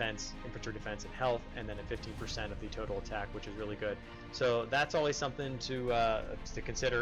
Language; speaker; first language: English; native; English